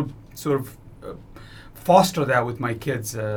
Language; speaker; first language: English; non-native, local second language; Nepali